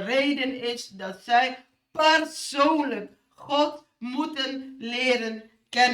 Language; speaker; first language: Dutch; non-native, fluent; Indonesian